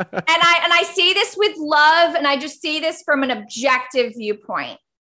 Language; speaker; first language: English; early bilingual, other home language; Spanish